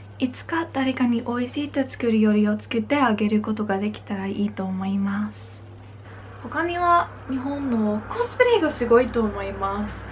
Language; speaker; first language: Japanese; non-native, learner; Dutch